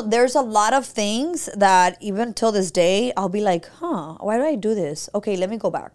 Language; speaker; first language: English; early bilingual, other home language; Spanish